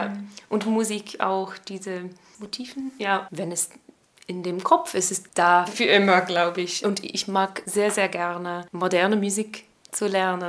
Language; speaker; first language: German; non-native, learner; English